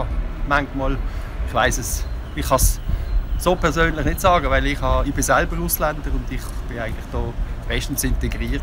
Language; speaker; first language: German; non-native, learner; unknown